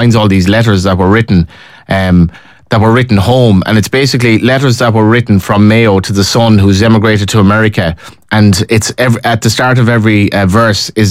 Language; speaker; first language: English; native; English